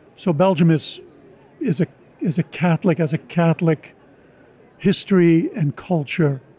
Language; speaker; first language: English; non-native, fluent; Dutch